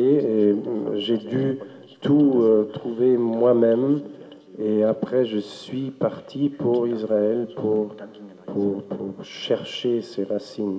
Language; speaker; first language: French; non-native, fluent; German